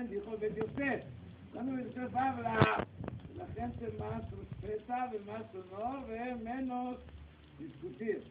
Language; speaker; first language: Spanish; non-native, learner; Hebrew